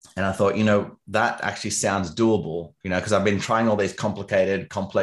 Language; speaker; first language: English; native; English